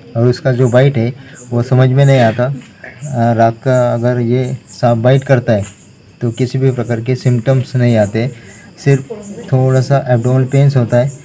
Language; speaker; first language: Hindi; non-native, local second language; Marathi